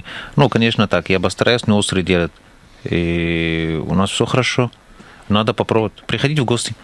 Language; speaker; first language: Russian; non-native, learner; Arabic